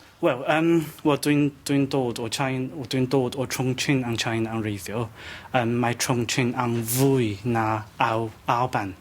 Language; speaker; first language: Welsh; non-native, learner; Chinese